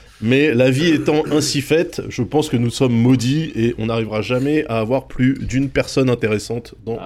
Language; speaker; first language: French; native; French